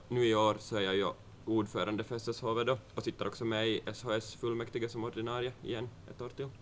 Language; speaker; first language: Swedish; native; Swedish